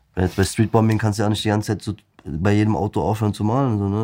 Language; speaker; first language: German; early bilingual, other home language; Turkish